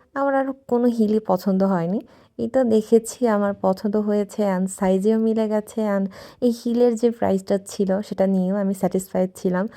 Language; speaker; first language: Bangla; native; Bangla